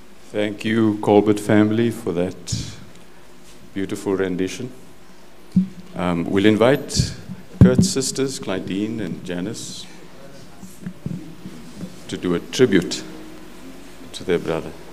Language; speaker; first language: English; non-native, local second language; Afrikaans